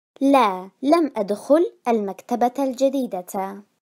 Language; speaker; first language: Arabic; non-native, fluent; Turkish